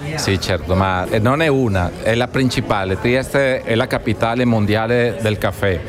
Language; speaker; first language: Italian; non-native, fluent; Spanish